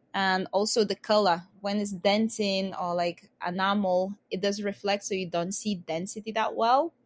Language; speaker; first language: English; non-native, fluent; Lithuanian